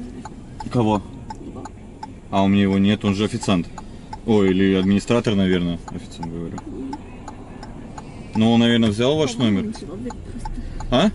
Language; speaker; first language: Russian; native; Russian